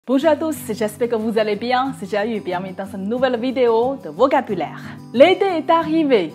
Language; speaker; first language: French; non-native, fluent; Chinese